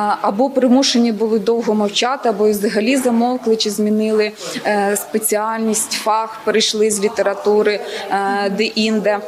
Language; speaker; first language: Ukrainian; native; Ukrainian